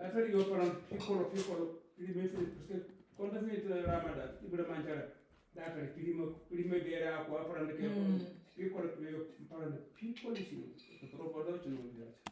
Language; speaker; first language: Italian; non-native, learner; Punjabi